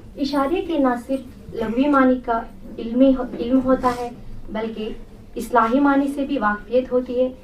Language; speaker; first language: Urdu; non-native, local second language; Telugu